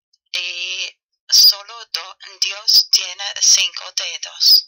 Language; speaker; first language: Spanish; non-native, fluent; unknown